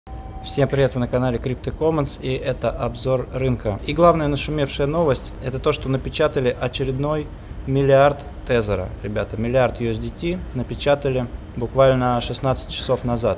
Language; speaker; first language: Russian; native; Russian